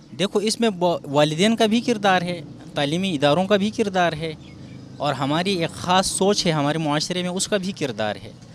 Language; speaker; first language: Urdu; native; Urdu